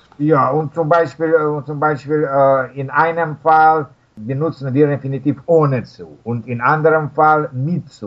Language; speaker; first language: German; non-native, fluent; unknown